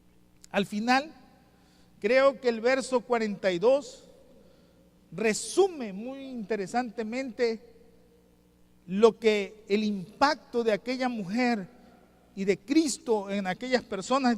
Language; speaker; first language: Spanish; native; Spanish